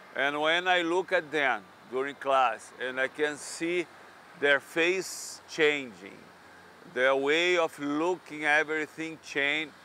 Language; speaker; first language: English; non-native, fluent; Portuguese